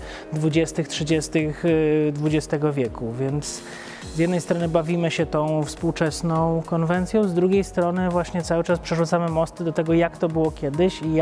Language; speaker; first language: Polish; native; Polish